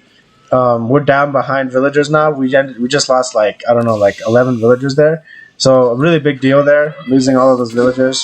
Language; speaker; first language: English; native; English